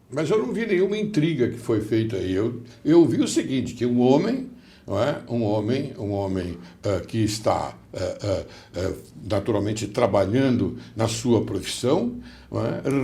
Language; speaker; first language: Portuguese; native; Portuguese